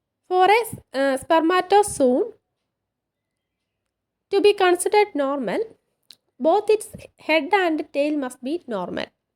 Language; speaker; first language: English; non-native, local second language; Malayalam